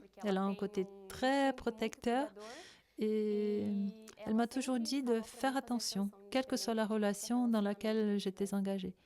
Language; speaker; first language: French; non-native, fluent; Portuguese